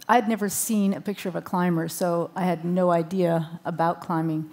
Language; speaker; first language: English; native; English